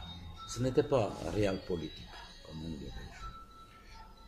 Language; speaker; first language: French; non-native, fluent; Armenian